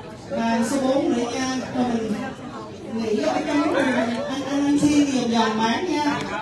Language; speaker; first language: Vietnamese; native; Vietnamese